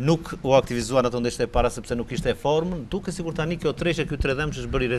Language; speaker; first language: Albanian; native; Albanian